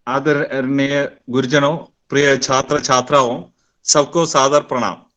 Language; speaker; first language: Hindi; non-native, local second language; Malayalam